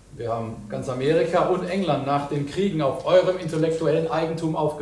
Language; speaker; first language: German; native; German